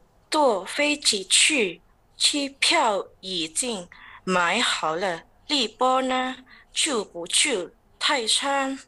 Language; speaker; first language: Chinese; non-native, learner; Indonesian